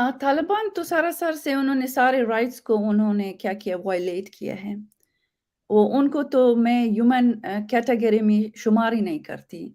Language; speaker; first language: Urdu; non-native, fluent; Persian